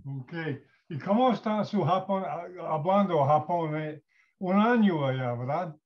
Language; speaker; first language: Spanish; non-native, learner; English